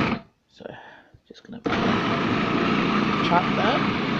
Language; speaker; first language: English; native; English